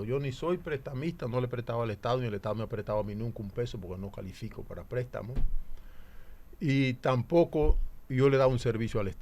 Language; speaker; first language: Spanish; native; Spanish